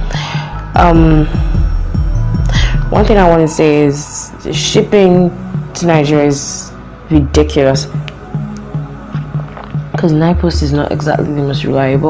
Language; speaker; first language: English; non-native, local second language; Yoruba